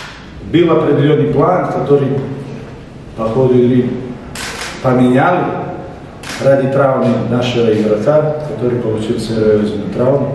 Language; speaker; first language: Russian; non-native, fluent; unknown